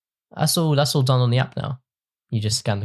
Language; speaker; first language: English; native; English